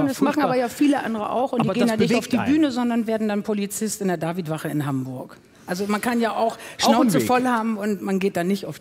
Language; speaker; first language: German; native; German